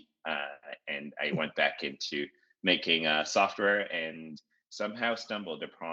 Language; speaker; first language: English; non-native, local second language; Shona